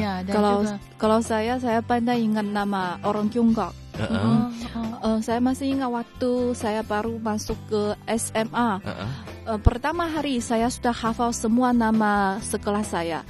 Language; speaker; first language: Indonesian; non-native, fluent; Chinese